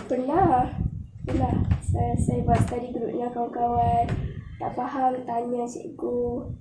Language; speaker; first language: Malay; native; Malay